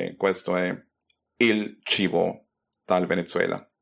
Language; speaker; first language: Italian; non-native, fluent; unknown